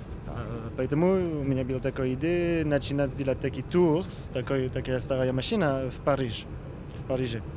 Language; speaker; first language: Russian; non-native, learner; French